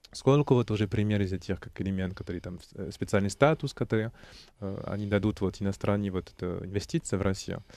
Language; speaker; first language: Russian; non-native, learner; French